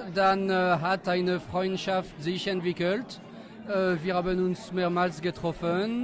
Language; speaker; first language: German; non-native, fluent; French